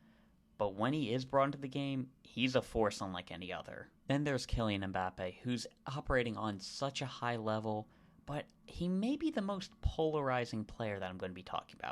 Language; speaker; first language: English; native; English